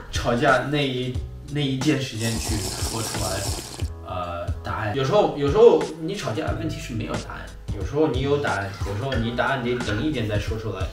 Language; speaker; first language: Chinese; non-native, learner; Cantonese